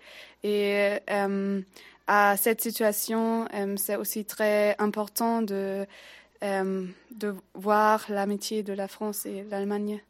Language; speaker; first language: French; non-native, learner; German